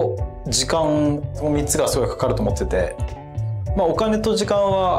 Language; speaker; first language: Japanese; native; Japanese